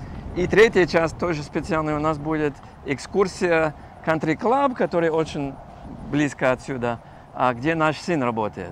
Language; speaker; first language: Russian; non-native, fluent; English